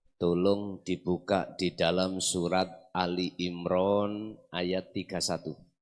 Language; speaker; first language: Indonesian; non-native, local second language; Javanese